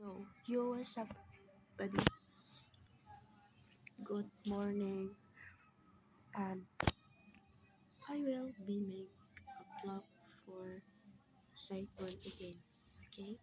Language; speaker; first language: English; non-native, learner; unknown